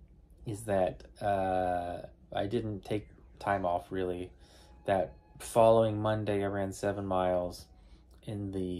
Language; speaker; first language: English; native; English